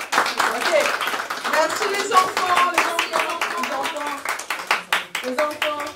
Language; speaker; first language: French; non-native, fluent; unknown